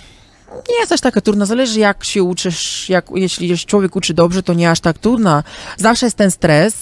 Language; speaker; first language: Polish; early bilingual, heritage; Polish